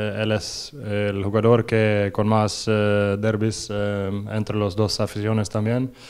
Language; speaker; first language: Spanish; non-native, learner; Norwegian